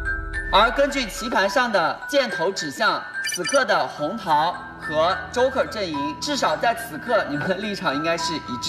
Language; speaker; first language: Chinese; native; Chinese